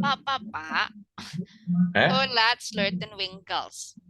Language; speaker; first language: Dutch; non-native, learner; Indonesian